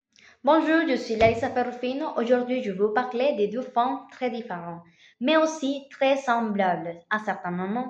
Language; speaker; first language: French; non-native, learner; Spanish